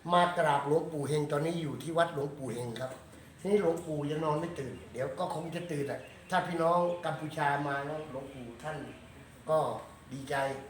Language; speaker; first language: Thai; native; Thai